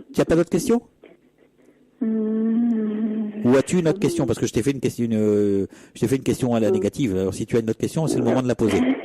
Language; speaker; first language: French; native; French